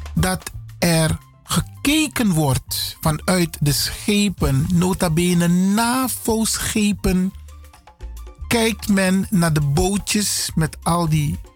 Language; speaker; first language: Dutch; non-native, local second language; Sranan Tongo